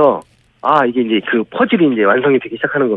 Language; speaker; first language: Korean; native; Korean